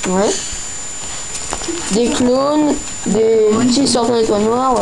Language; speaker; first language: French; native; French